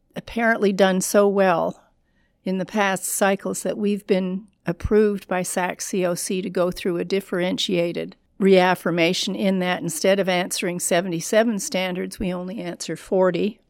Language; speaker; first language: English; native; English